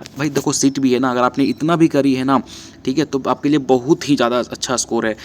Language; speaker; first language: Hindi; native; Hindi